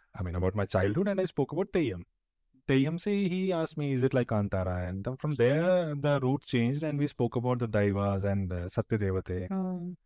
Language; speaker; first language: English; non-native, local second language; Tulu